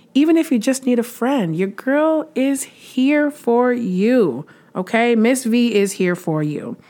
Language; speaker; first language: English; native; English